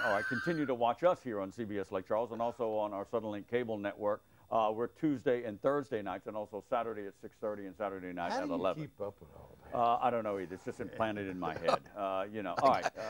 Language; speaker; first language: English; native; English